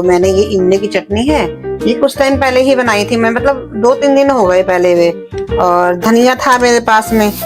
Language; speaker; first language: Hindi; native; Hindi